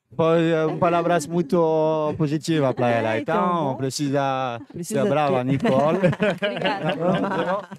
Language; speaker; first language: Portuguese; non-native, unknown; French